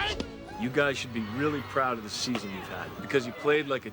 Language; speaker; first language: English; native; English